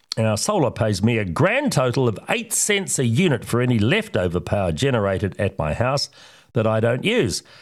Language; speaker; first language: English; native; English